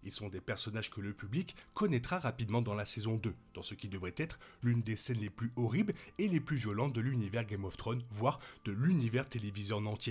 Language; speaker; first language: French; native; French